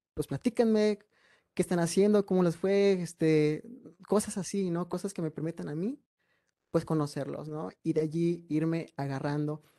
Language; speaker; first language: Spanish; native; Spanish